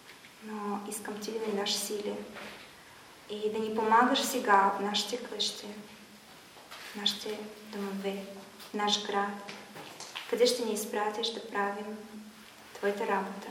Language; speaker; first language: Bulgarian; non-native, fluent; Russian